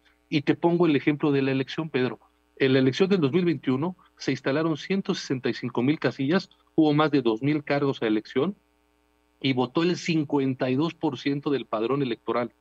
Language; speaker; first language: Spanish; native; Spanish